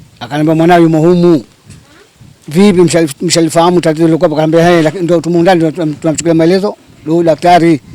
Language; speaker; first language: Swahili; native; Swahili